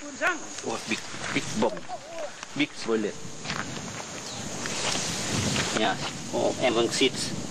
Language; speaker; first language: English; non-native, learner; Lao